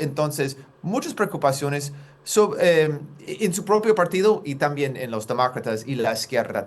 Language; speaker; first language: Spanish; non-native, fluent; English